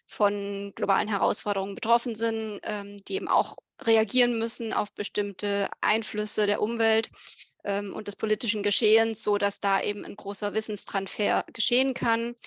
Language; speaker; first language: German; native; German